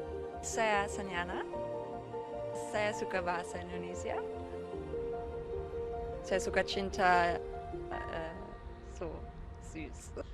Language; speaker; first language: Indonesian; non-native, learner; German